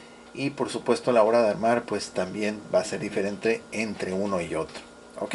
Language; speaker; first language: Spanish; native; Spanish